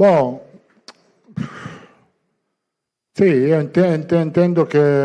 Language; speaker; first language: Portuguese; non-native, learner; Italian